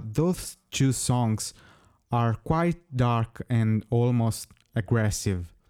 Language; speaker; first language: English; non-native, fluent; Italian